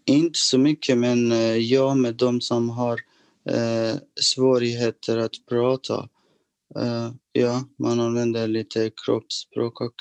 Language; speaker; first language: Swedish; non-native, fluent; Persian